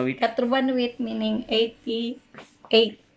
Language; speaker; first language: English; non-native, learner; Filipino